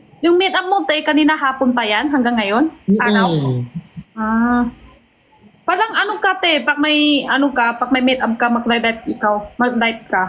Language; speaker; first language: Filipino; non-native, local second language; Cebuano